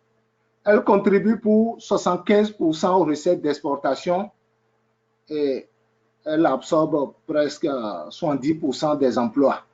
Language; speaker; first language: French; native; French